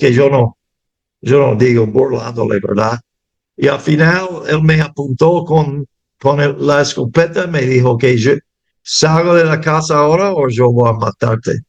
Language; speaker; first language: Spanish; non-native, fluent; English